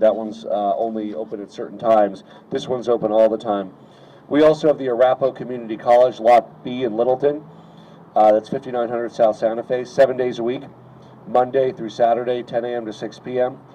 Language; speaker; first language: English; native; English